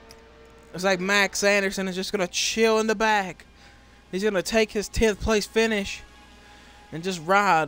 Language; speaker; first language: English; native; English